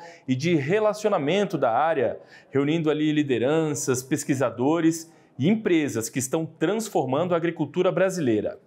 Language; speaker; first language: Portuguese; native; Portuguese